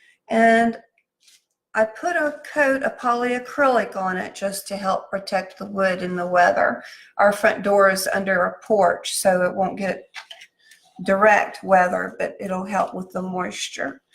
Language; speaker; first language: English; native; English